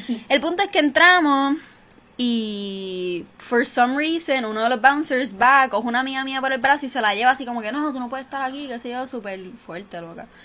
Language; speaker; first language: Spanish; early bilingual, heritage; Spanish